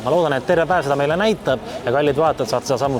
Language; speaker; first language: Estonian; native; Estonian